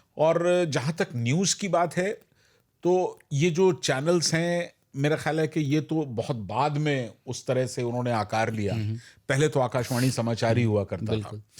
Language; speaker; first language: Hindi; non-native, local second language; Bangla